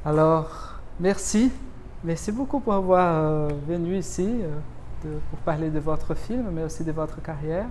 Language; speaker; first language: French; non-native, fluent; Portuguese